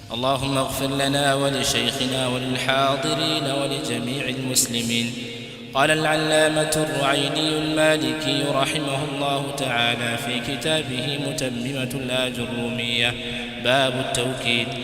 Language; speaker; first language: Arabic; non-native, fluent; Swahili